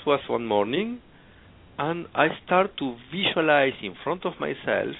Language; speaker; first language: English; non-native, fluent; Spanish